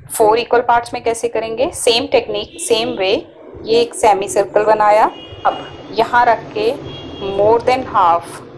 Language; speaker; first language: Hindi; native; Hindi